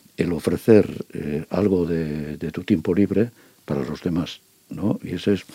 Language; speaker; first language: Spanish; native; Spanish